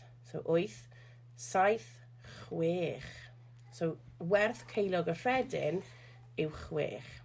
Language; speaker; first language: Welsh; non-native, local second language; English